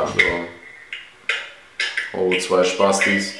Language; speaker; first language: German; native; German